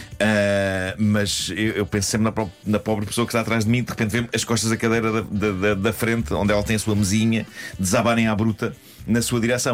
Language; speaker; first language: Portuguese; native; Portuguese